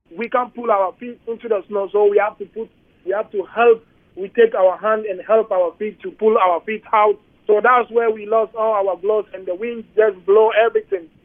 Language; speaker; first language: English; non-native, local second language; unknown